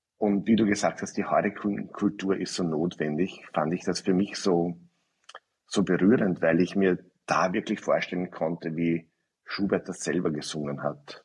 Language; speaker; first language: German; native; German